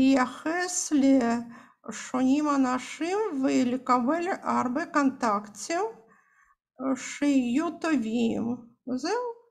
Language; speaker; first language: Hebrew; non-native, fluent; Russian